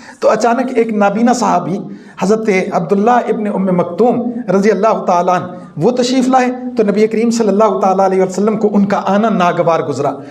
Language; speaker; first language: Urdu; non-native, local second language; Punjabi